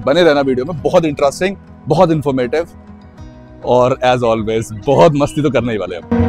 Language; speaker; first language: Hindi; native; Hindi